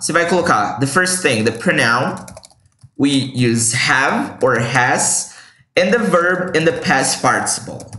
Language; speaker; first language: English; non-native, fluent; Portuguese